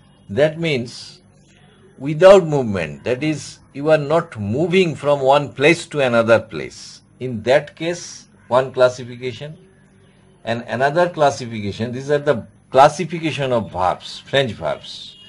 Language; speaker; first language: English; non-native, local second language; Bangla